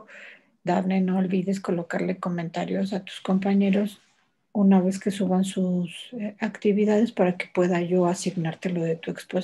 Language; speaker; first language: Spanish; native; Spanish